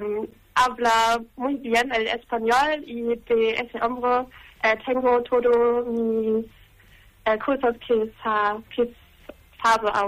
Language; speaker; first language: Spanish; non-native, learner; German